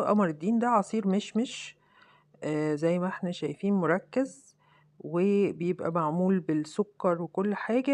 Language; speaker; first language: Arabic; native; Arabic